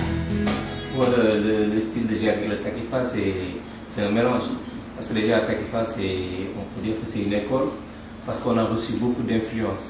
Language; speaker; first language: French; non-native, local second language; Wolof